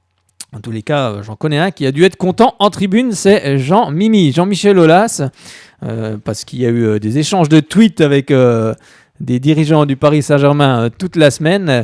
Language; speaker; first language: French; native; French